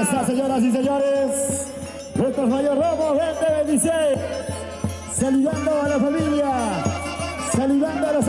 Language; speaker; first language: Spanish; native; Spanish